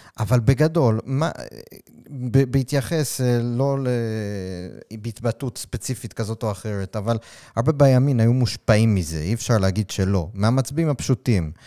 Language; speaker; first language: Hebrew; native; Hebrew